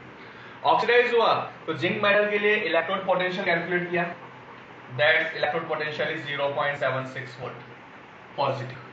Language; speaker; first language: Hindi; native; Hindi